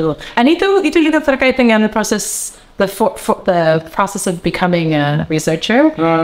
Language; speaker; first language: Indonesian; non-native, learner; English